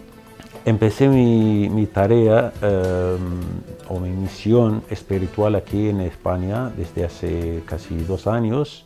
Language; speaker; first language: Spanish; non-native, fluent; Arabic